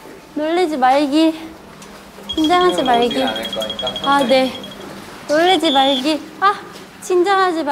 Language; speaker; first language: Korean; early bilingual, heritage; Korean